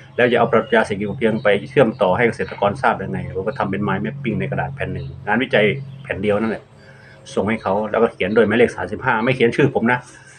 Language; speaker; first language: Thai; non-native, local second language; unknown